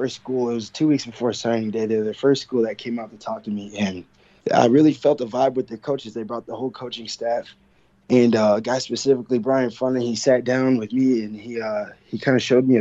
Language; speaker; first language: English; native; English